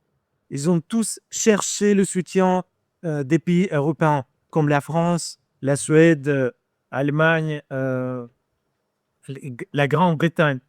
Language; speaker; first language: French; non-native, fluent; Ukrainian